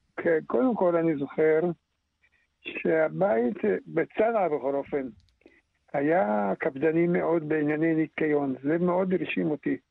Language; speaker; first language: Hebrew; early bilingual, other home language; Arabic